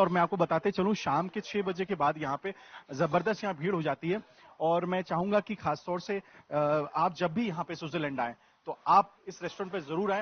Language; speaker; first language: Hindi; native; Hindi